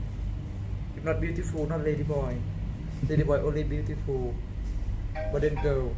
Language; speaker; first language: English; non-native, learner; Thai